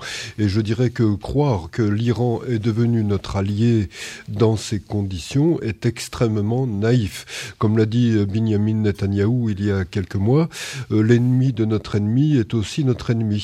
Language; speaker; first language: French; native; French